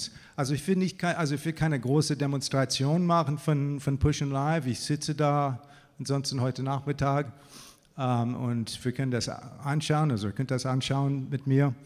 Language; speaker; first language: German; non-native, fluent; English